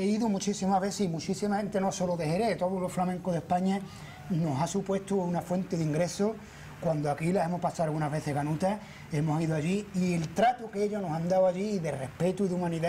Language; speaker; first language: Spanish; native; Spanish